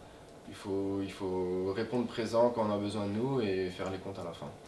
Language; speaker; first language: French; native; French